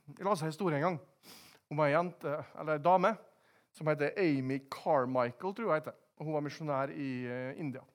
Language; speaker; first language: Norwegian; native; Norwegian